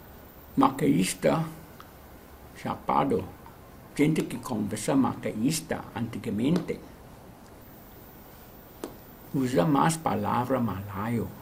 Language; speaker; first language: Portuguese; non-native, learner; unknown